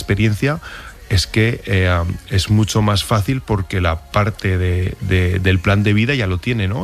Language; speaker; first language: Spanish; native; Spanish